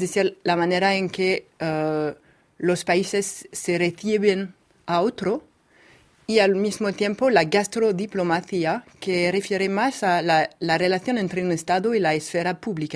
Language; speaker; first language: Spanish; non-native, fluent; French